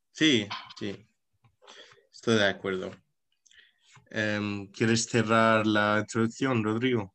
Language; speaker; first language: Spanish; non-native, local second language; Arabic